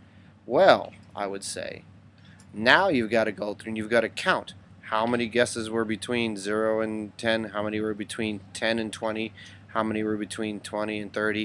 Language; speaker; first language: English; native; English